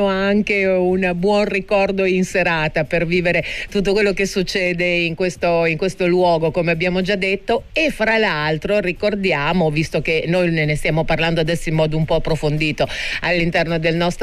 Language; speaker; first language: Italian; native; Italian